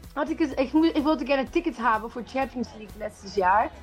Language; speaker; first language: German; non-native, learner; Dutch